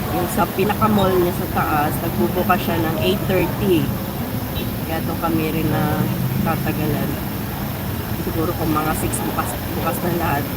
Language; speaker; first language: Filipino; native; Filipino